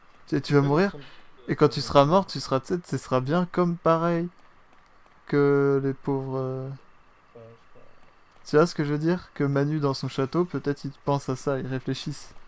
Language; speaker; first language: French; native; French